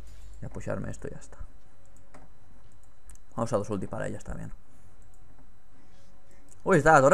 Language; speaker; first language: Spanish; native; Spanish